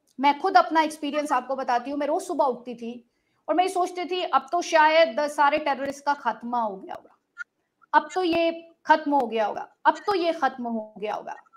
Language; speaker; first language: Hindi; native; Hindi